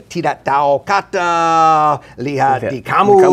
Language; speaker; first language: Indonesian; non-native, learner; English